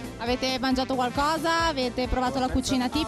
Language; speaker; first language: Italian; native; Italian